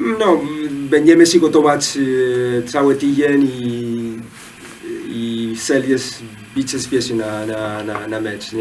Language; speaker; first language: Polish; non-native, learner; Spanish